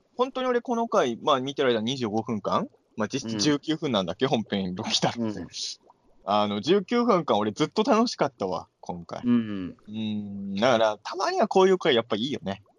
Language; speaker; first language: Japanese; native; Japanese